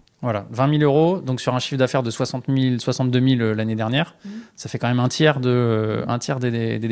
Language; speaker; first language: French; native; French